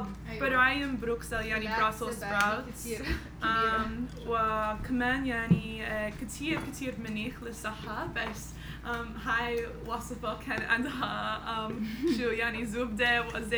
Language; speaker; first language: Arabic; non-native, learner; English